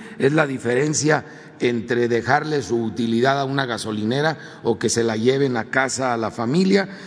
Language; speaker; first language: Spanish; native; Spanish